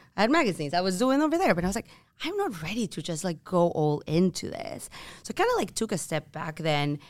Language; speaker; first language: English; non-native, fluent; Spanish